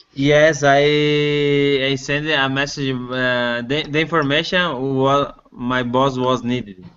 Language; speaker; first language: English; non-native, learner; Portuguese